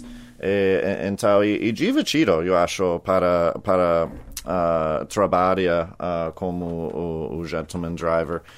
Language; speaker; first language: Portuguese; non-native, learner; English